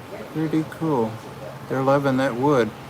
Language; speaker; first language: English; native; English